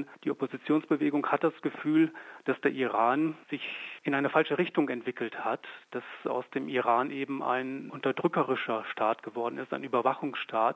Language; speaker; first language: German; native; German